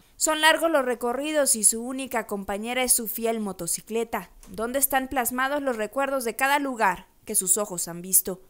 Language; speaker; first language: Spanish; native; Spanish